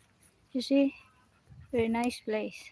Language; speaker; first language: English; non-native, local second language; Filipino